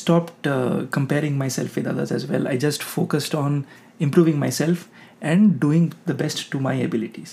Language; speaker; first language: English; non-native, local second language; Hindi